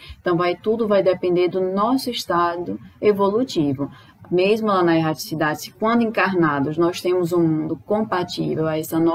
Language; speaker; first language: Portuguese; native; Portuguese